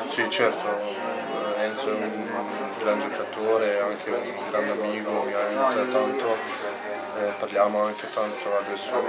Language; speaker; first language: Italian; non-native, learner; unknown